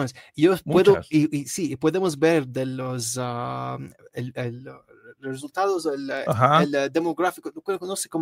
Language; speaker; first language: Spanish; non-native, learner; Arabic